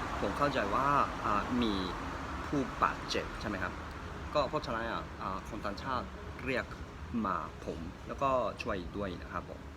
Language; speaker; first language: Thai; non-native, learner; Japanese